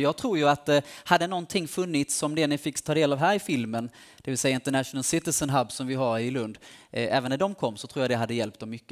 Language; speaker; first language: Swedish; native; Swedish